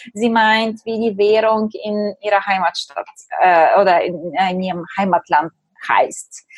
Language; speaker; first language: German; non-native, fluent; Bulgarian